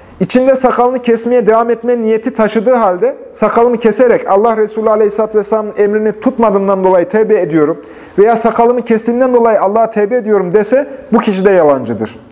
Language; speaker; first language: Turkish; native; Turkish